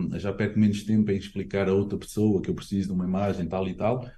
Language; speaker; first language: Portuguese; early bilingual, heritage; Portuguese